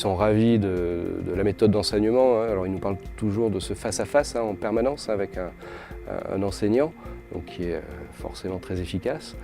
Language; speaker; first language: French; native; French